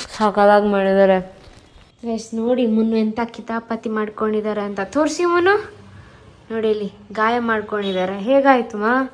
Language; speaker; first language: Kannada; non-native, local second language; Tulu